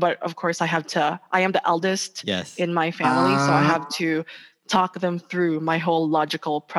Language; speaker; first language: English; non-native, local second language; Hiligaynon